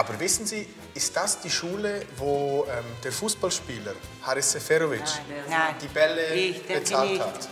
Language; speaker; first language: German; native; German